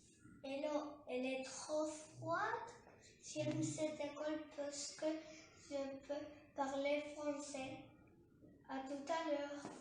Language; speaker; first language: French; early bilingual, heritage; French